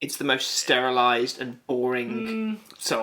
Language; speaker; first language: English; native; English